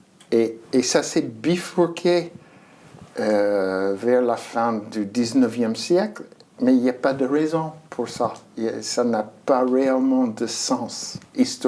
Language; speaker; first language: French; non-native, fluent; English